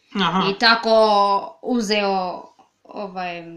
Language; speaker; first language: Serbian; non-native, learner; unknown